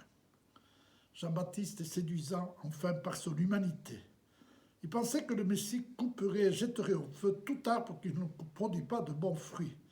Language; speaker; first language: French; native; French